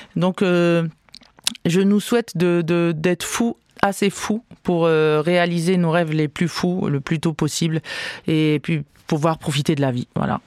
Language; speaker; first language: French; non-native, local second language; Arabic